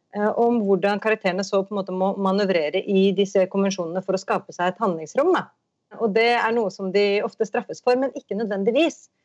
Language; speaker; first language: Norwegian; native; Norwegian